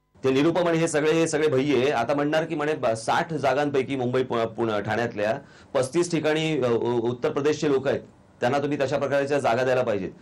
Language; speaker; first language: Marathi; native; Marathi